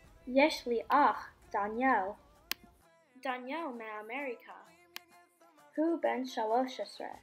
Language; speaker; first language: Hebrew; non-native, learner; English